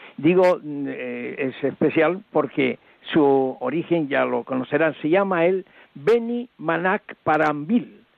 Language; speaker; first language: Spanish; native; Spanish